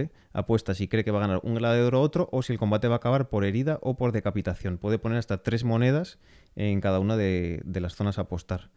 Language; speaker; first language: Spanish; native; Spanish